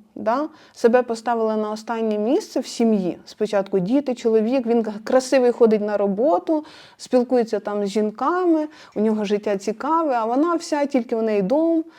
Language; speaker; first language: Ukrainian; non-native, local second language; Russian